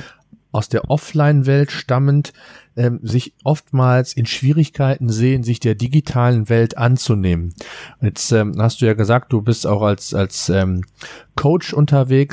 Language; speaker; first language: German; native; German